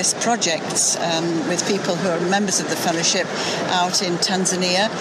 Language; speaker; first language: English; native; English